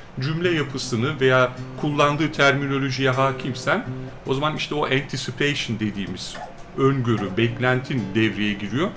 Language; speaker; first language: Turkish; early bilingual, heritage; Turkish